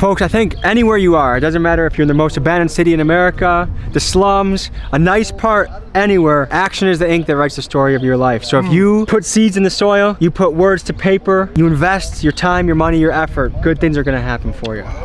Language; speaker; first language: English; native; English